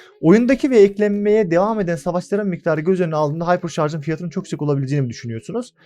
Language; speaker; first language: Turkish; native; Turkish